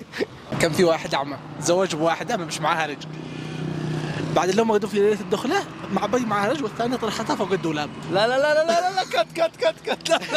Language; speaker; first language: Arabic; native; Arabic